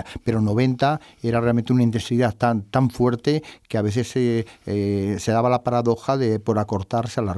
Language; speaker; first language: Spanish; native; Spanish